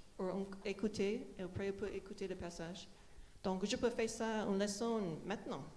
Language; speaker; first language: French; non-native, fluent; English